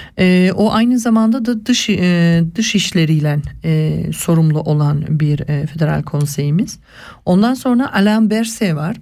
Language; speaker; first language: Turkish; early bilingual, heritage; Turkish